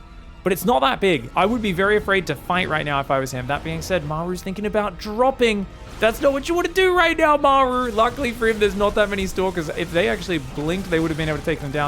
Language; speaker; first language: English; native; English